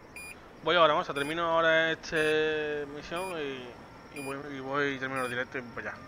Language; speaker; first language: Spanish; native; Spanish